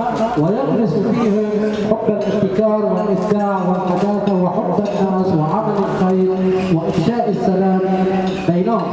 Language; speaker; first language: Arabic; native; Arabic